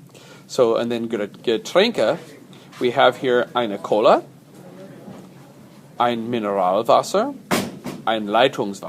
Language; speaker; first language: German; non-native, fluent; English